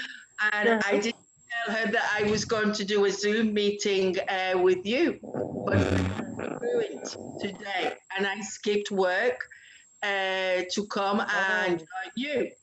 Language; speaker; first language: English; non-native, fluent; Spanish